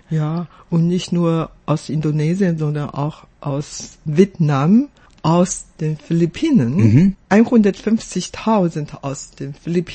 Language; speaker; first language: German; non-native, fluent; Chinese